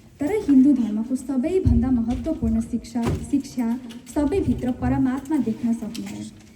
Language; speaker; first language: Nepali; early bilingual, heritage; Nepali